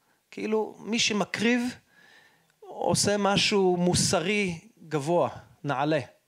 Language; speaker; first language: Hebrew; early bilingual, heritage; Hebrew